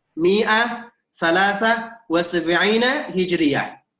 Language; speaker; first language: Arabic; non-native, fluent; Indonesian